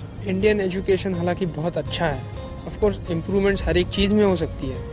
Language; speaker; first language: Hindi; native; Hindi